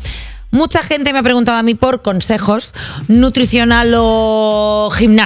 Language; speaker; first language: Spanish; native; Spanish